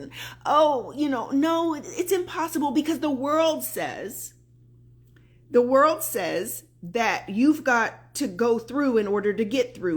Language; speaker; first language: English; native; English